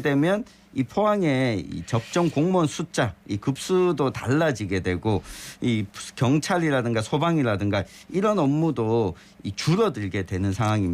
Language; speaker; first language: Korean; native; Korean